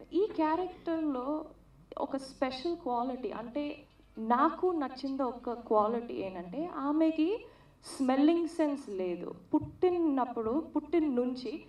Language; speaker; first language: Telugu; non-native, learner; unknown